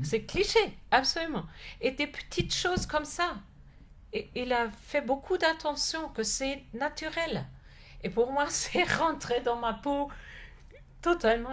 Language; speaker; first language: French; non-native, fluent; German